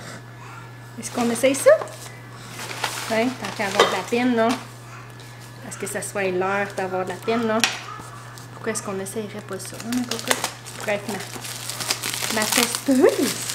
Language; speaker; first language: French; native; French